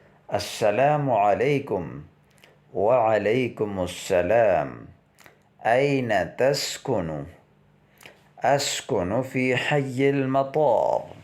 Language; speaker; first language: Arabic; non-native, fluent; Urdu